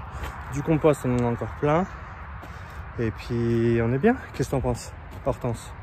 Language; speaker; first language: French; native; French